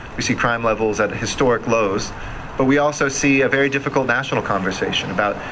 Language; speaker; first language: English; native; English